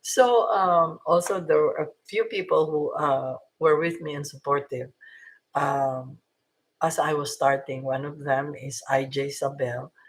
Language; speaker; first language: English; non-native, local second language; Filipino